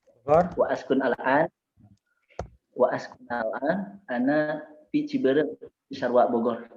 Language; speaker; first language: Arabic; non-native, learner; Indonesian